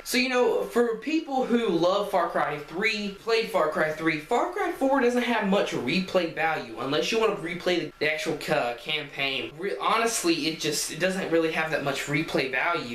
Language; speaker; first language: English; native; English